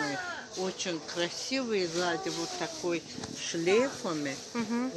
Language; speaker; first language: Russian; non-native, learner; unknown